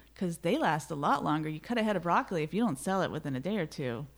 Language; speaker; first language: English; native; English